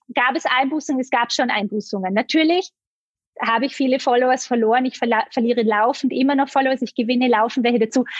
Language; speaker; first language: German; native; German